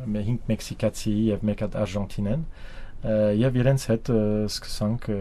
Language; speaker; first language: Armenian; early bilingual, heritage; Armenian